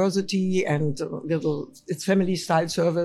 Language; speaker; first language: English; non-native, fluent; German